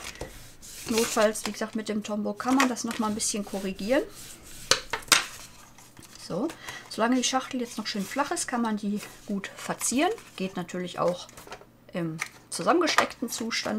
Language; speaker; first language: German; native; German